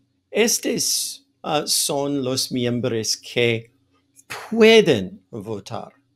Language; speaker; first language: Spanish; non-native, fluent; English